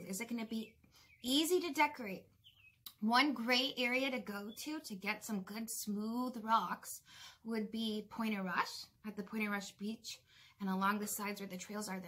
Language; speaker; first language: English; native; English